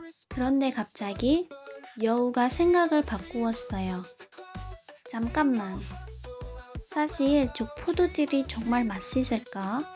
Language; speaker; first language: Korean; non-native, learner; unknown